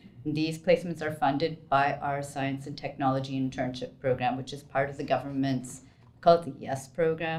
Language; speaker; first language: English; native; English